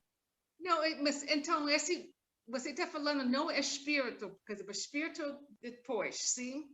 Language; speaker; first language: Portuguese; non-native, learner; English